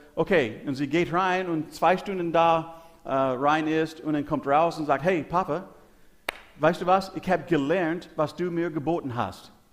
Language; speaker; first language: German; non-native, learner; English